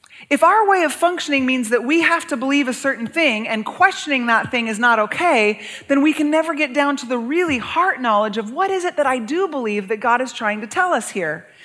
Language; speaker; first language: English; native; English